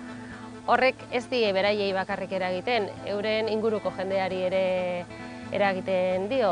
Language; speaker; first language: Basque; native; Basque